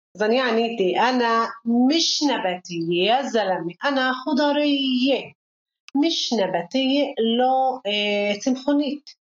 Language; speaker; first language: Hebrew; non-native, local second language; Arabic